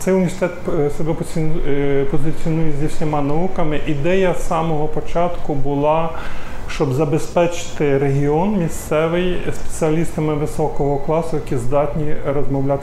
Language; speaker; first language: Ukrainian; native; Ukrainian